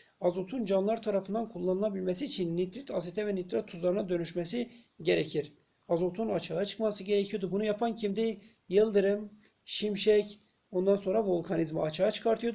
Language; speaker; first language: Turkish; native; Turkish